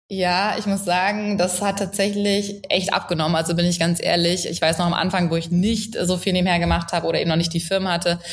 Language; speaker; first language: German; native; German